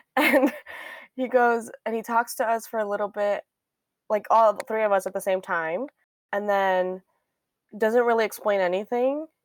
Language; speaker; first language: English; native; English